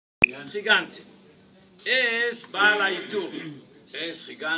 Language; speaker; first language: Spanish; non-native, learner; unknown